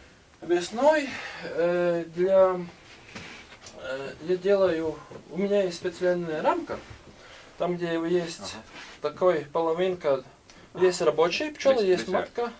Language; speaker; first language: Russian; non-native, learner; Latvian